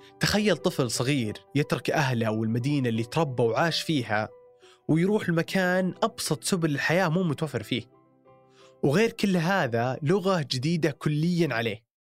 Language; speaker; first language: Arabic; native; Arabic